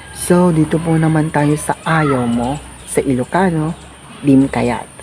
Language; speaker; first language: Filipino; non-native, local second language; Iloko